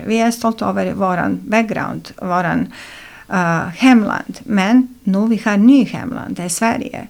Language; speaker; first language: Swedish; non-native, fluent; Serbian